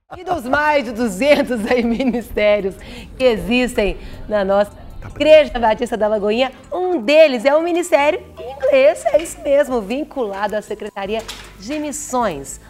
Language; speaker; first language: Portuguese; native; Portuguese